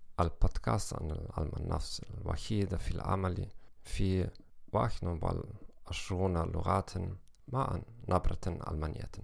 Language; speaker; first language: Arabic; non-native, learner; German